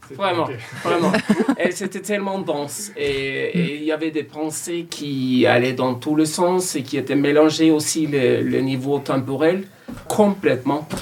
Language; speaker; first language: French; non-native, fluent; Norwegian